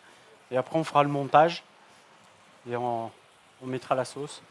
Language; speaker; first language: French; native; French